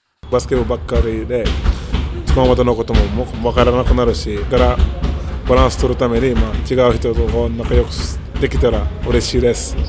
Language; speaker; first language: Japanese; non-native, fluent; Wolof